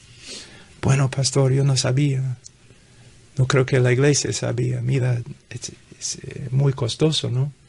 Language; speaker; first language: Spanish; non-native, fluent; English